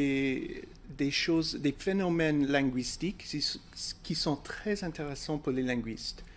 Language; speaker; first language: French; non-native, fluent; English